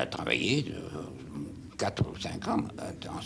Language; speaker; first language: French; non-native, fluent; German